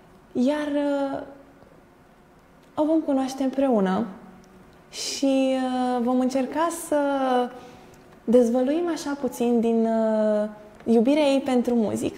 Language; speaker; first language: Romanian; native; Romanian